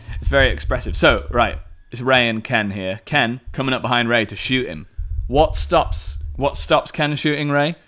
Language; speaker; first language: English; native; English